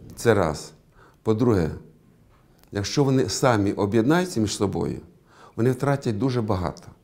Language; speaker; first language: Ukrainian; native; Ukrainian